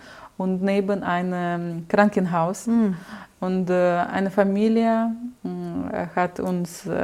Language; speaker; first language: German; non-native, learner; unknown